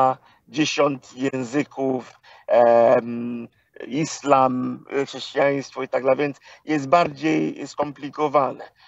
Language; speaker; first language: Polish; non-native, fluent; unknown